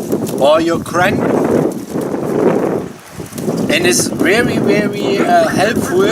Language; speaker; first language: English; non-native, learner; German